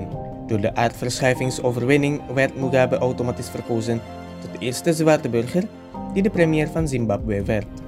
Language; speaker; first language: Dutch; non-native, fluent; Indonesian